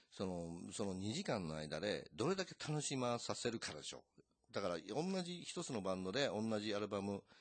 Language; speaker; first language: Japanese; native; Japanese